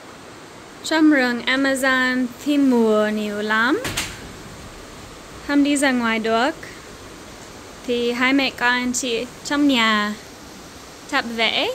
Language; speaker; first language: Vietnamese; non-native, fluent; English